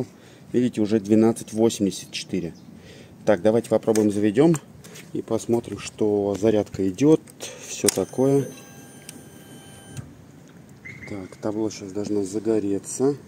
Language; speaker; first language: Russian; native; Russian